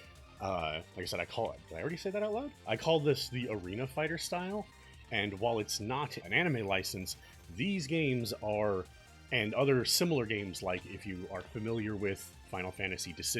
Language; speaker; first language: English; native; English